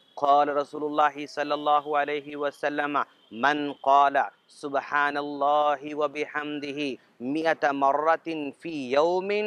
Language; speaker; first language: Urdu; native; Urdu